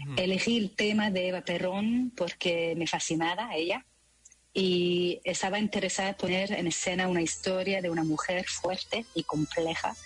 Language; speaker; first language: Spanish; non-native, fluent; French